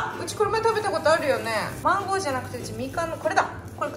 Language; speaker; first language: Japanese; native; Japanese